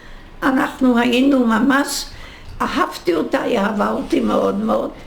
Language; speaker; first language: Hebrew; non-native, fluent; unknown